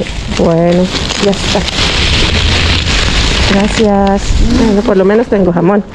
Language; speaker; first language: Spanish; non-native, learner; Filipino